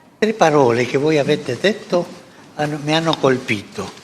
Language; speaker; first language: Italian; non-native, fluent; Spanish